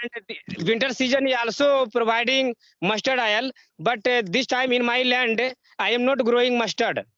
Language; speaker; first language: English; non-native, learner; Hindi